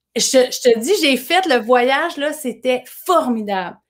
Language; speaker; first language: French; native; French